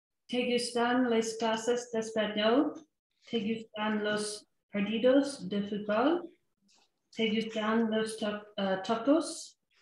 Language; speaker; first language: Spanish; non-native, learner; English